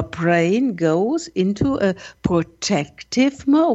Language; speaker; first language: English; non-native, learner; German